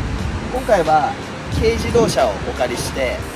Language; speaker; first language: Japanese; native; Japanese